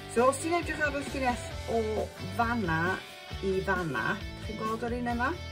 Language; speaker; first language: Welsh; non-native, local second language; English